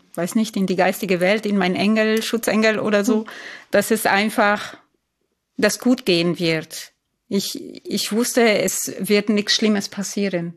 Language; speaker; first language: German; non-native, fluent; Italian